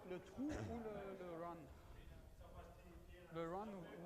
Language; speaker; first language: French; non-native, local second language; German